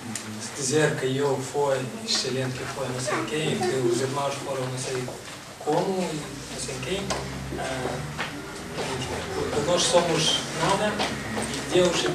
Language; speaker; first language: Portuguese; non-native, fluent; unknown